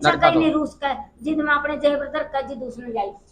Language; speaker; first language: Hindi; non-native, local second language; Haryanvi